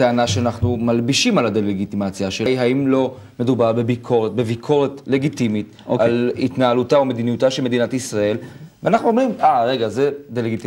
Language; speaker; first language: Hebrew; native; Hebrew